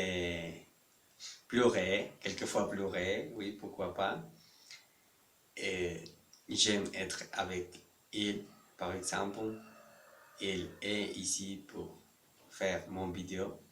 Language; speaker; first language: French; non-native, learner; Spanish